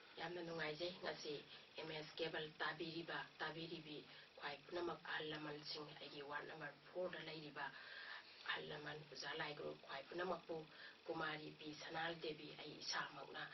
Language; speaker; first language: Manipuri; native; Manipuri